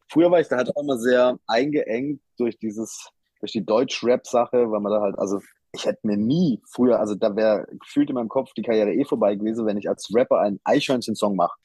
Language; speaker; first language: German; native; German